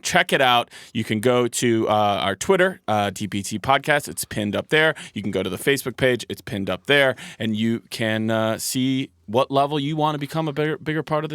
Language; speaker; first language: English; native; English